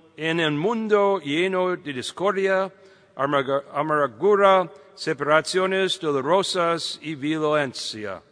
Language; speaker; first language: Spanish; non-native, fluent; English